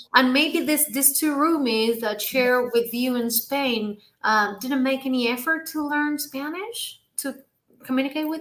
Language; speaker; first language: English; non-native, fluent; Spanish